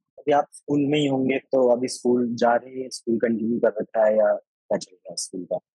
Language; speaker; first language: Hindi; native; Hindi